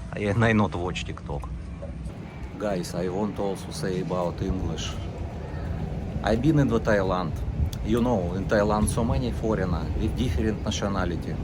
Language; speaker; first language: English; non-native, learner; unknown